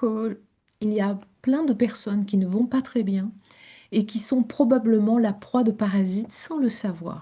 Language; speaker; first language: French; native; French